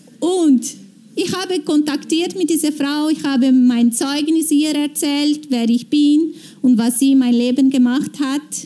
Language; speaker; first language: German; non-native, fluent; Portuguese